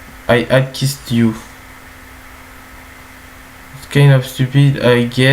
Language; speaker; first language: English; non-native, learner; French